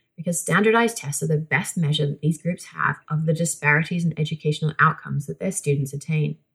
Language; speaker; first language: English; native; English